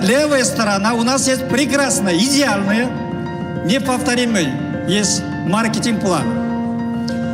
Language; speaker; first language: Russian; non-native, learner; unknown